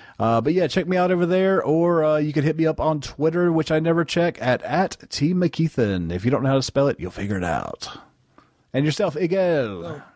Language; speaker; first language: English; native; English